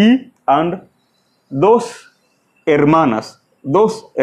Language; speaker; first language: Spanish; non-native, fluent; Swahili